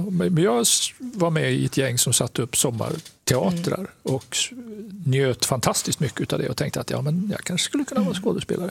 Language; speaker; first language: Swedish; native; Swedish